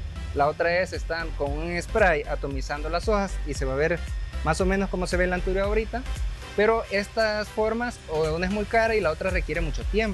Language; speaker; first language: Spanish; native; Spanish